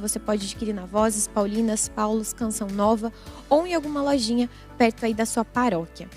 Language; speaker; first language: Portuguese; native; Portuguese